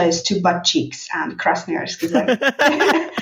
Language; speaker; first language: English; non-native, fluent; Russian